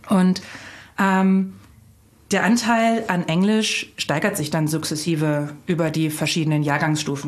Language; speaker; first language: German; native; German